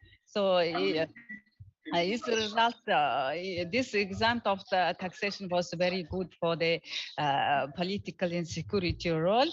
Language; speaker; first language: English; non-native, learner; Mongolian